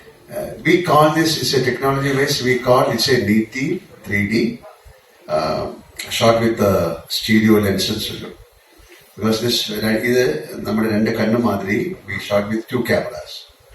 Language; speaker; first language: English; non-native, local second language; Malayalam